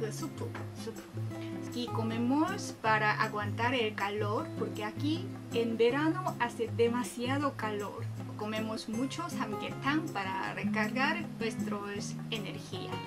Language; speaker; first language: Spanish; non-native, fluent; Korean